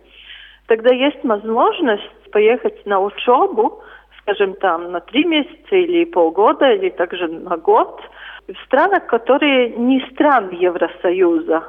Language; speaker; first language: Russian; non-native, local second language; Latvian